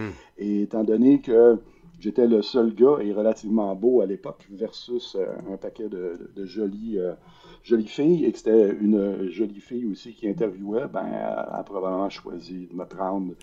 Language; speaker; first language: French; native; French